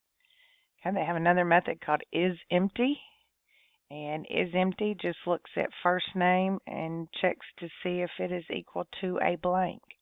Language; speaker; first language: English; native; English